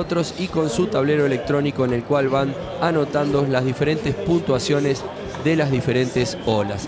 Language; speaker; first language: Spanish; native; Spanish